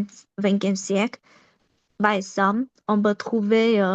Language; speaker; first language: French; non-native, learner; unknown